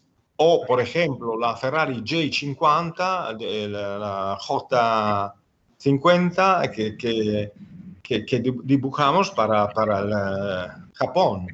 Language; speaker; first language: Spanish; non-native, fluent; Italian